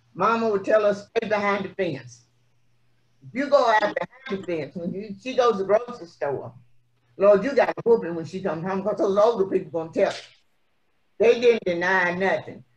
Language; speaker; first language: English; native; English